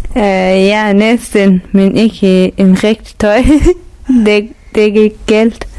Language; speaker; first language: Danish; non-native, learner; Persian